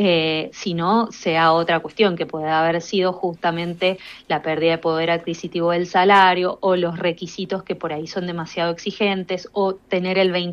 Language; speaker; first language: Spanish; native; Spanish